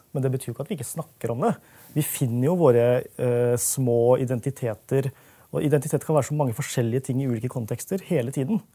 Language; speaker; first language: Norwegian; early bilingual, other home language; Urdu